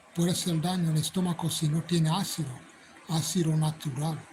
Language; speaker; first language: Spanish; non-native, fluent; English